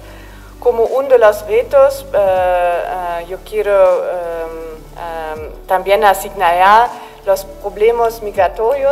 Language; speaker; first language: Spanish; non-native, learner; German